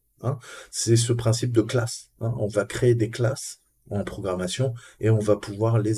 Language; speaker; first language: French; native; French